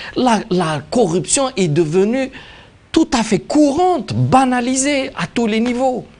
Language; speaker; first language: French; non-native, local second language; Arabic